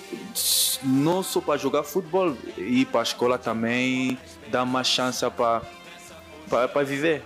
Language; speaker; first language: Portuguese; non-native, learner; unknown